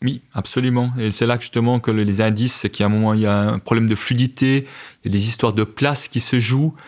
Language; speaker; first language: French; native; French